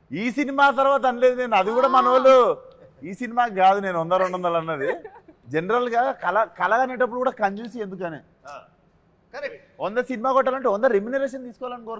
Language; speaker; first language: Telugu; native; Telugu